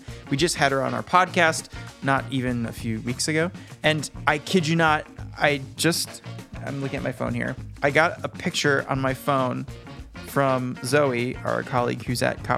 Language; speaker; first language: English; native; English